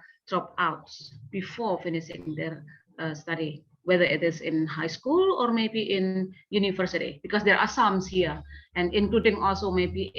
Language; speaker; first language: English; non-native, fluent; Indonesian